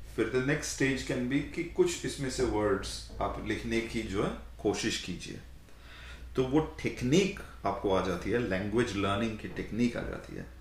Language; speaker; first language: Hindi; native; Hindi